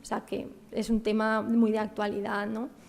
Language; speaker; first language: Spanish; native; Spanish